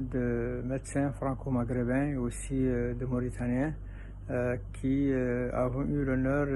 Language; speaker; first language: French; non-native, local second language; Arabic